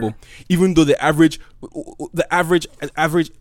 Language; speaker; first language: English; non-native, local second language; Igbo